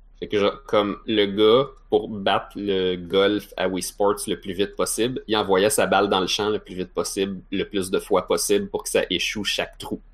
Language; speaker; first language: French; native; French